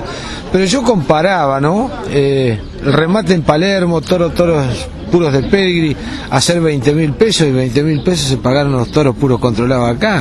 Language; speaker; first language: Spanish; native; Spanish